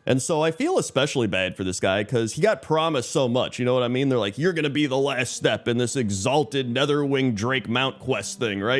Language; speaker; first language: English; native; English